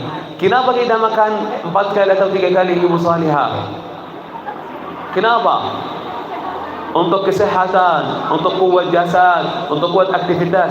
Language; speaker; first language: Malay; non-native, fluent; Arabic